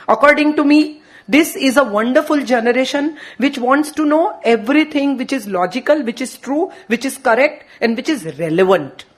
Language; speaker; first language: English; non-native, local second language; Gujarati